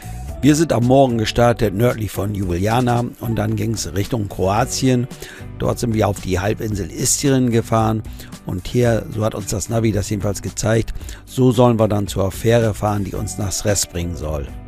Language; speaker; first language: German; native; German